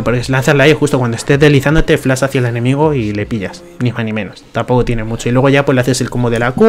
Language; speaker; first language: Spanish; native; Spanish